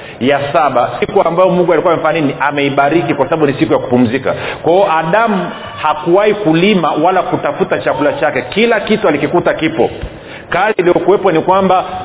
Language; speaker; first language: Swahili; native; Swahili